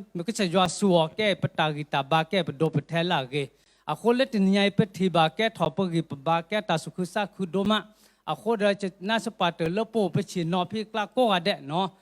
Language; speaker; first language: Thai; non-native, local second language; S'gaw Karen